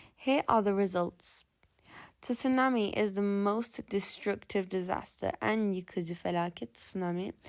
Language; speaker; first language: English; non-native, fluent; Turkish